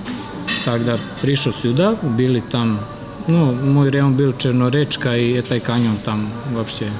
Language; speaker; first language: Russian; non-native, learner; Serbian